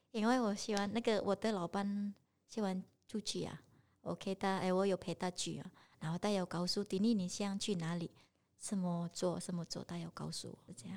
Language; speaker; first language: Chinese; non-native, learner; Indonesian